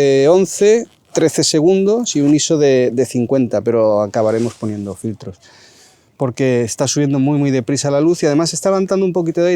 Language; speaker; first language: Spanish; native; Spanish